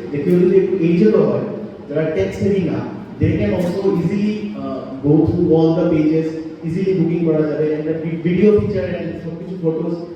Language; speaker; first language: English; non-native, local second language; Bangla